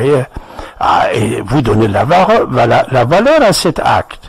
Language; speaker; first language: French; non-native, fluent; Persian